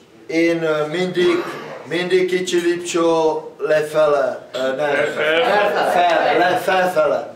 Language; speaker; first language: Hungarian; non-native, learner; Czech